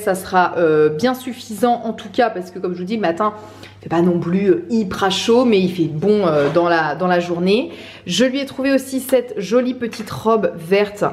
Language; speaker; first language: French; native; French